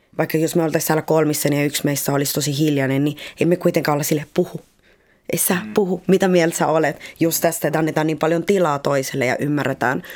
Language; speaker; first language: Finnish; early bilingual, other home language; Spanish